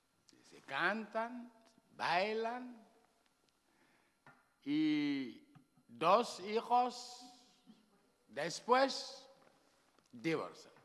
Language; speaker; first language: Spanish; non-native, learner; Wolof